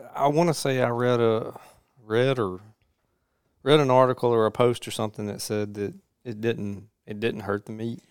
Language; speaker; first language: English; native; English